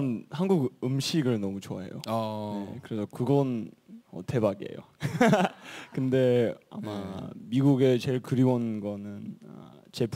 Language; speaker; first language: Korean; early bilingual, heritage; English